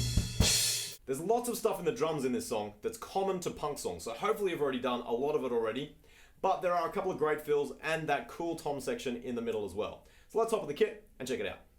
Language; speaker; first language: English; native; English